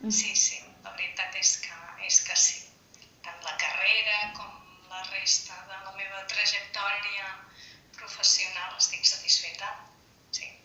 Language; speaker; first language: Catalan; non-native, local second language; Spanish